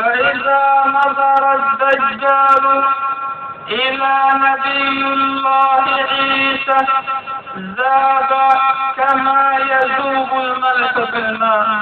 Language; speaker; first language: Arabic; native; Arabic